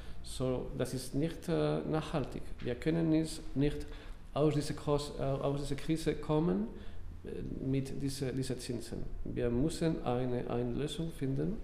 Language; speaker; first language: German; non-native, fluent; Spanish